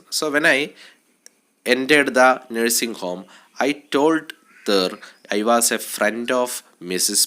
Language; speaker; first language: English; non-native, local second language; Malayalam